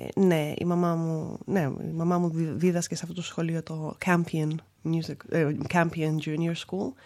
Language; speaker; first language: Greek; early bilingual, other home language; English